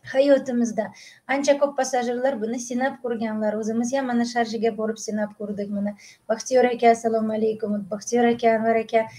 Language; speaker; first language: Uzbek; non-native, local second language; Russian